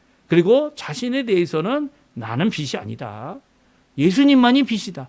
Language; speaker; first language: Korean; native; Korean